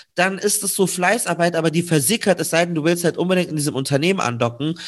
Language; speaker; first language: German; native; German